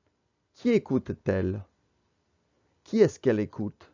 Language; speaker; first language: French; non-native, fluent; English